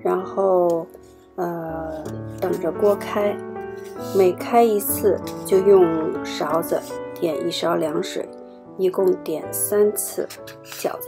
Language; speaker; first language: Chinese; native; Chinese